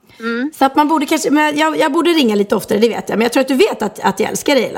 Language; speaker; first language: Swedish; native; Swedish